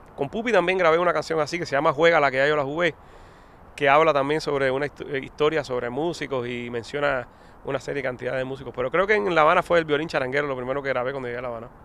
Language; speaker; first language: Spanish; native; Spanish